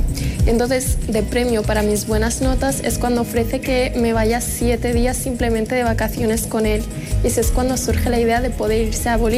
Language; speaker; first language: Spanish; early bilingual, other home language; Arabic